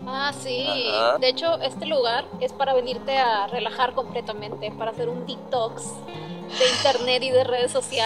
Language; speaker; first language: Spanish; native; Spanish